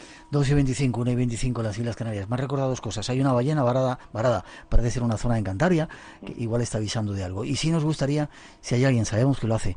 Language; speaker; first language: Spanish; native; Spanish